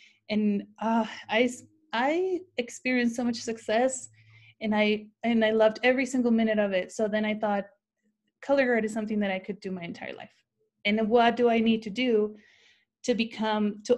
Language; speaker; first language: English; non-native, fluent; Spanish